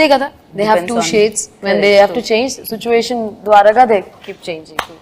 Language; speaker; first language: Telugu; non-native, local second language; Tamil